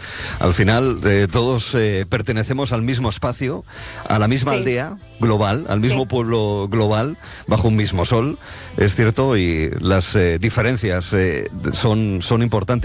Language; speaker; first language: Spanish; native; Spanish